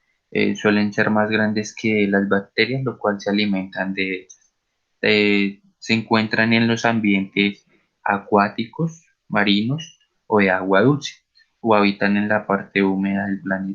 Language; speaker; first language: Spanish; native; Spanish